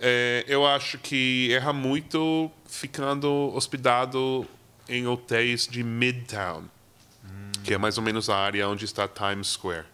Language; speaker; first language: Portuguese; non-native, fluent; English